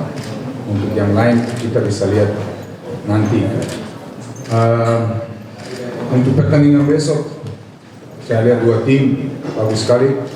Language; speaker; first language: Indonesian; non-native, fluent; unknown